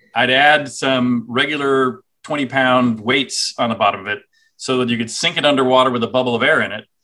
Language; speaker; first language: English; native; English